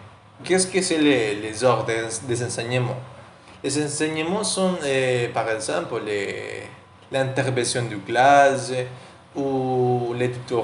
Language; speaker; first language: French; non-native, learner; Spanish